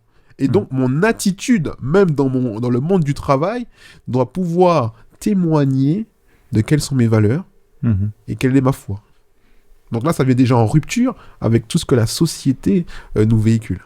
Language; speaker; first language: French; native; French